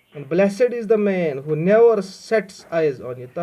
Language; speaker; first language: English; non-native, local second language; Urdu